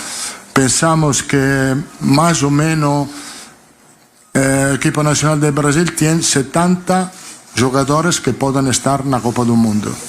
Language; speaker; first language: Portuguese; non-native, learner; Italian